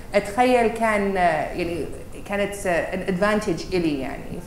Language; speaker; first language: Arabic; non-native, fluent; English